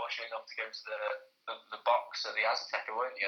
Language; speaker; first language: English; native; English